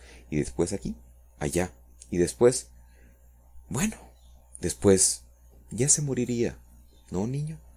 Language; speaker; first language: Spanish; native; Spanish